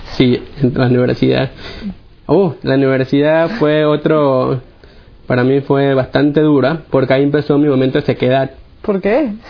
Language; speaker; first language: Spanish; native; Spanish